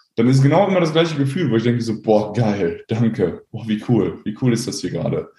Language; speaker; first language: German; native; German